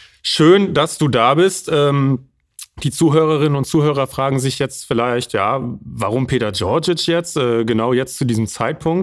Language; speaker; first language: German; native; German